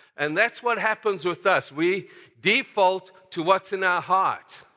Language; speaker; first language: English; native; English